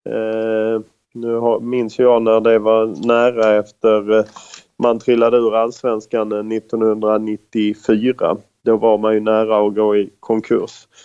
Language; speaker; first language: Swedish; native; Swedish